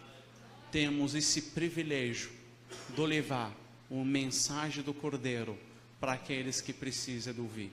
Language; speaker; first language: Portuguese; non-native, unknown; Arabic